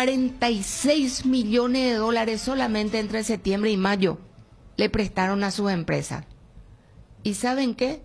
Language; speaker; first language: Spanish; native; Spanish